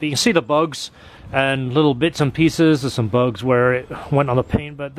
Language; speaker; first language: English; native; English